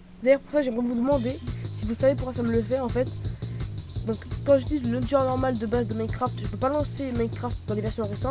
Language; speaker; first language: French; native; French